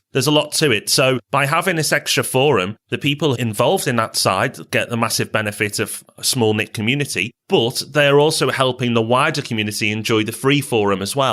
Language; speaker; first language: English; native; English